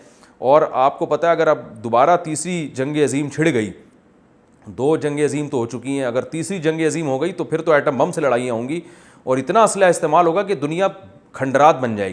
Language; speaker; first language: Urdu; native; Urdu